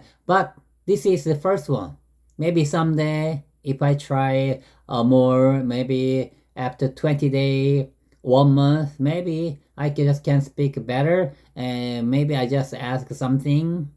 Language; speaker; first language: English; non-native, learner; Korean